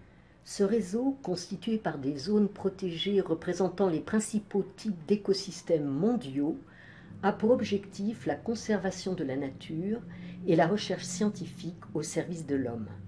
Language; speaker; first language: French; native; French